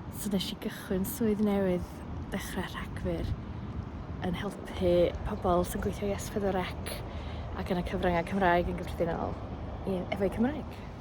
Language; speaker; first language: Welsh; native; Welsh